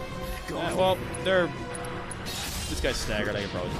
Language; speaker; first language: English; native; English